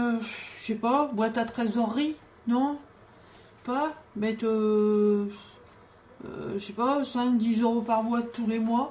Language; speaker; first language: French; native; French